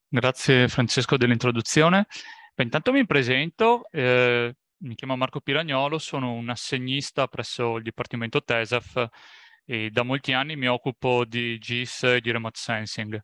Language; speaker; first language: Italian; native; Italian